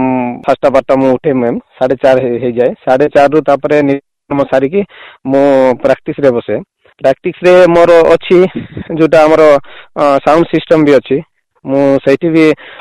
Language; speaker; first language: Odia; non-native, local second language; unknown